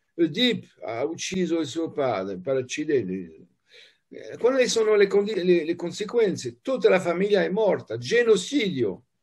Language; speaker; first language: Italian; non-native, fluent; French